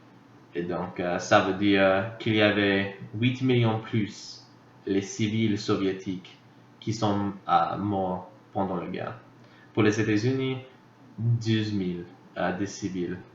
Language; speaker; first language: French; non-native, fluent; English